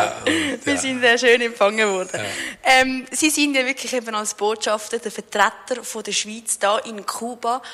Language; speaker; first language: German; native; German